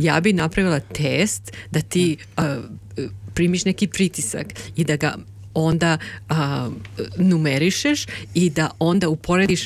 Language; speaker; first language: Serbian; native; Serbian